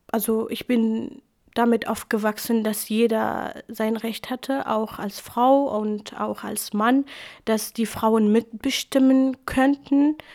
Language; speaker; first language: German; non-native, fluent; Kurdish